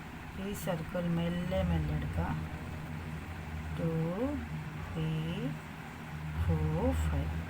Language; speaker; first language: Malayalam; non-native, fluent; Hindi